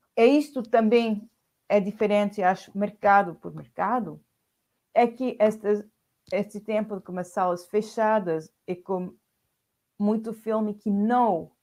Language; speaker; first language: Portuguese; non-native, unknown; Spanish